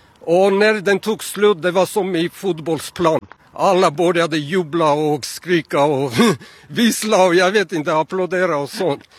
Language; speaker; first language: Swedish; non-native, fluent; Armenian